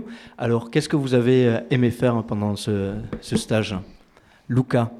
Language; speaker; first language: French; native; French